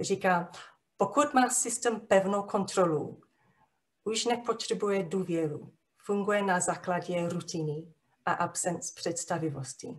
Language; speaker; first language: Czech; non-native, fluent; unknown